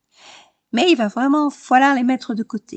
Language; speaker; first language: French; native; French